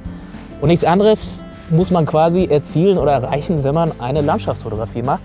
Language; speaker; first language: German; native; German